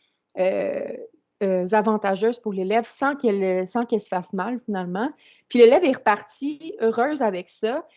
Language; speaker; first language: French; native; French